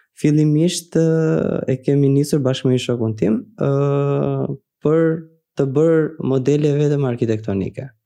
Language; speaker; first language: Albanian; native; Albanian